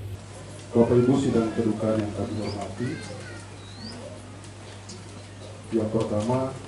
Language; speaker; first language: Indonesian; native; Indonesian